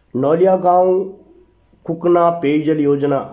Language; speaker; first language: Hindi; native; Hindi